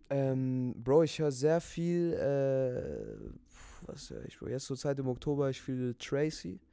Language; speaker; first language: German; early bilingual, other home language; Spanish